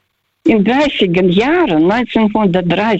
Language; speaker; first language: German; non-native, fluent; Russian